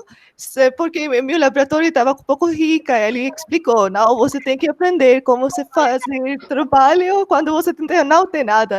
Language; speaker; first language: Portuguese; non-native, learner; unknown